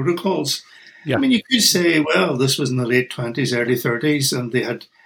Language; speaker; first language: English; native; English